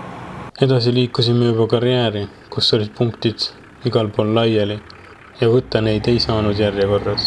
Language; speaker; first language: Estonian; native; Estonian